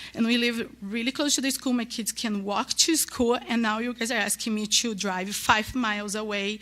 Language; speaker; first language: English; non-native, learner; Portuguese